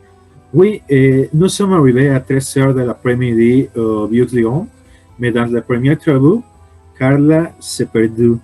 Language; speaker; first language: French; non-native, learner; Spanish